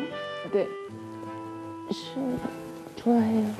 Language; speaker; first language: Korean; non-native, learner; Uzbek